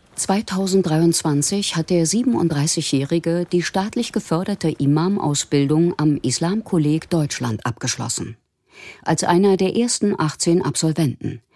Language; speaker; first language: German; native; German